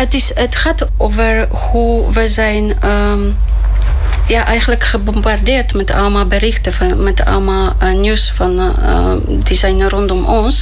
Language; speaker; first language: Dutch; non-native, fluent; Polish